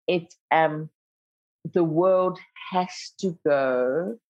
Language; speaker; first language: English; non-native, local second language; Zulu